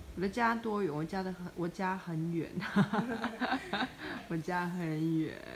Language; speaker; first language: Chinese; non-native, fluent; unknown